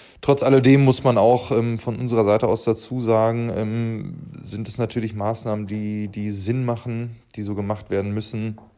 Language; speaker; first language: German; native; German